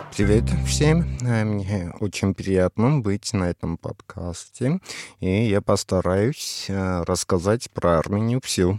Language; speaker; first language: Russian; non-native, fluent; Armenian